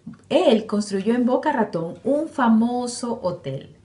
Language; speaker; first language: Spanish; native; Spanish